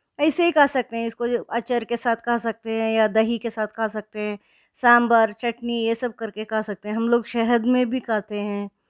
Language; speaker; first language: Hindi; non-native, local second language; Kannada